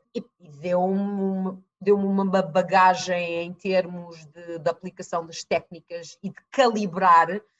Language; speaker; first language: Portuguese; early bilingual, other home language; English